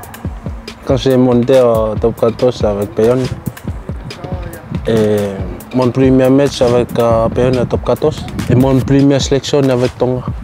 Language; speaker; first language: French; non-native, learner; Tongan